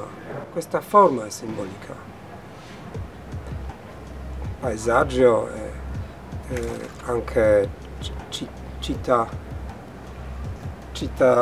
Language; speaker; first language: Italian; non-native, learner; Polish